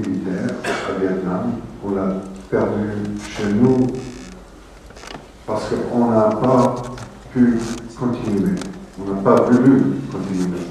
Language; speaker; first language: French; non-native, fluent; English